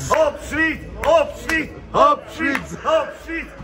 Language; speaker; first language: Czech; non-native, learner; German